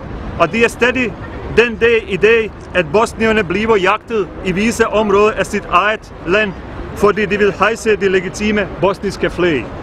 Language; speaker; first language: Danish; non-native, fluent; Bosnian